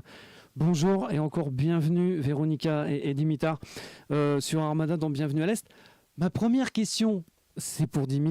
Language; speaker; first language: French; native; French